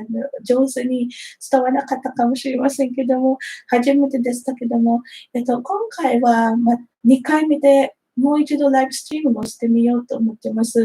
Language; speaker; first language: Japanese; non-native, fluent; Filipino